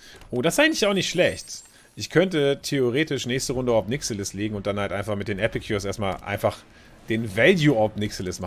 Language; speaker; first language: German; native; German